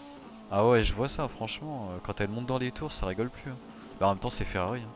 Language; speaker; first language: French; native; French